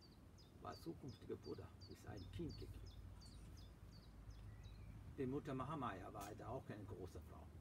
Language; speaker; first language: German; non-native, fluent; Sinhala